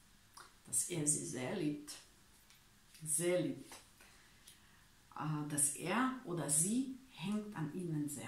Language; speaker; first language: German; non-native, learner; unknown